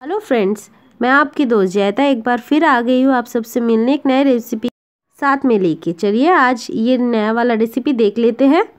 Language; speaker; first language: Hindi; non-native, local second language; Bangla